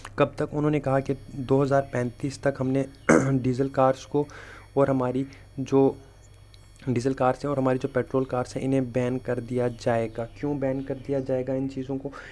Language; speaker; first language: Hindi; non-native, local second language; Kashmiri